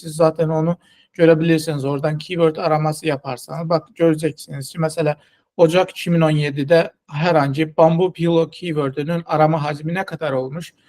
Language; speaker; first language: Turkish; non-native, fluent; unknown